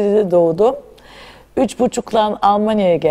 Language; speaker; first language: Turkish; early bilingual, other home language; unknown